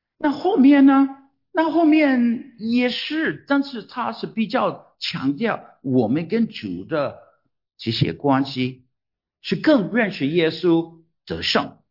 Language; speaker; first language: Chinese; non-native, fluent; English